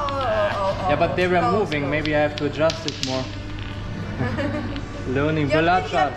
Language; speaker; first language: English; non-native, fluent; German